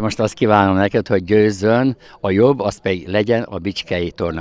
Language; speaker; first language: Hungarian; native; Hungarian